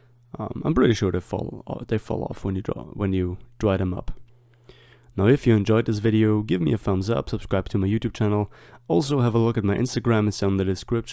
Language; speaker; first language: English; non-native, fluent; German